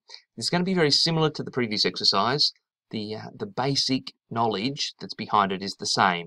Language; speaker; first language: English; native; English